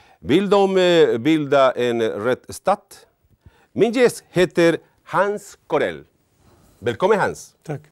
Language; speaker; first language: Swedish; non-native, learner; Spanish